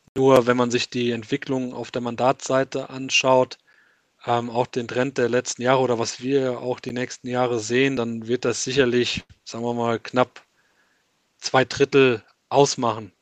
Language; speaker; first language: German; native; German